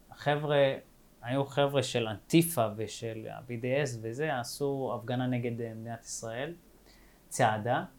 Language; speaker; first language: Hebrew; non-native, local second language; Arabic